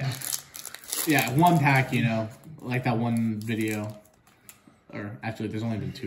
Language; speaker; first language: English; native; English